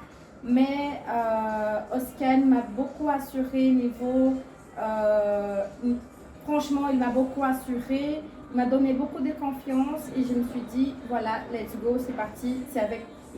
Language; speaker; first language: French; non-native, fluent; Portuguese